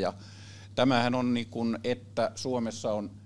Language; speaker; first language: Finnish; native; Finnish